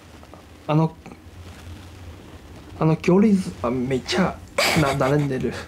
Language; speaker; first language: Japanese; non-native, fluent; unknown